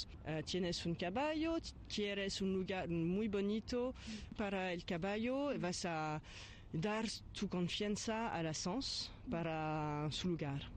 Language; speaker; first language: Spanish; non-native, fluent; French